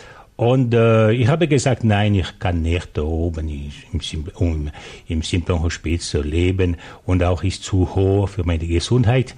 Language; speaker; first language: German; non-native, local second language; French